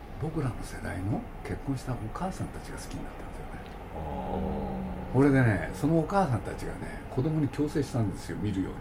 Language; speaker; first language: Japanese; native; Japanese